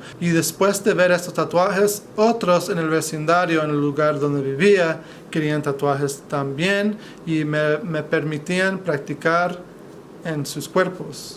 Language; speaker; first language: Spanish; non-native, fluent; English